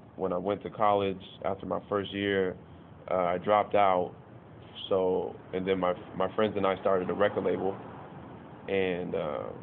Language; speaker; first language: English; native; English